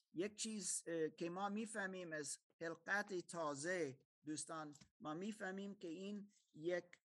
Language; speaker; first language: Persian; non-native, fluent; German